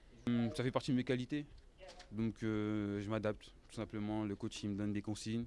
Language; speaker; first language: French; native; French